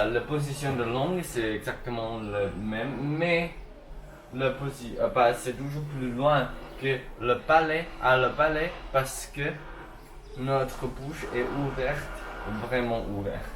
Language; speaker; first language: French; non-native, learner; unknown